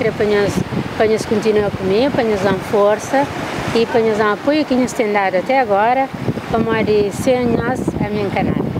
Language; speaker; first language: French; non-native, learner; Kabuverdianu